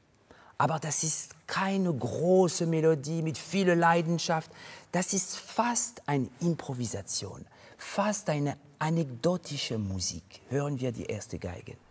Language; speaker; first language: German; non-native, fluent; French